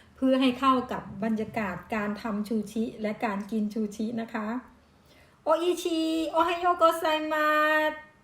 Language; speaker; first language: Thai; non-native, local second language; Northeastern Thai